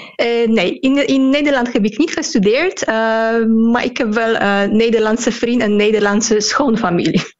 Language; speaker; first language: Dutch; non-native, fluent; Polish